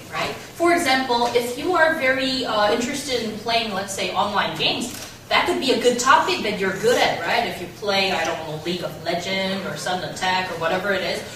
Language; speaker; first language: English; non-native, fluent; Korean